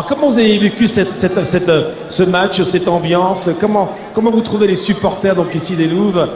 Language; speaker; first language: French; native; French